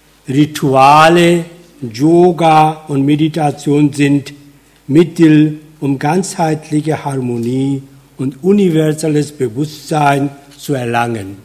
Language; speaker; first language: German; non-native, fluent; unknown